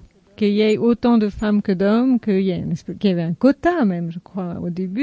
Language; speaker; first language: French; native; French